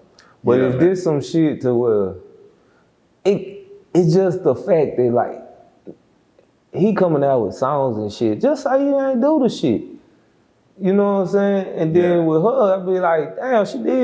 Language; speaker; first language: English; native; English